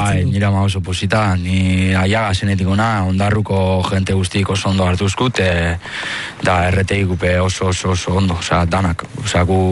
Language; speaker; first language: Basque; native; Basque